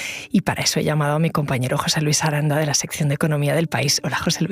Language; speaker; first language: Spanish; native; Spanish